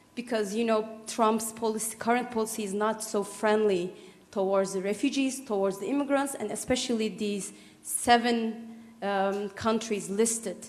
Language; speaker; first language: English; non-native, fluent; Turkish